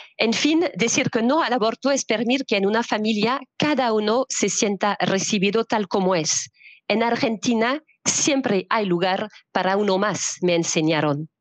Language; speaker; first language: Spanish; non-native, fluent; French